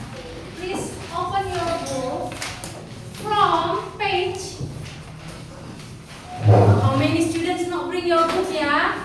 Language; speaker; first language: English; non-native, learner; Indonesian